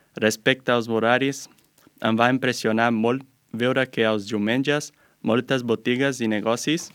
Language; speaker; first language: Catalan; non-native, learner; Portuguese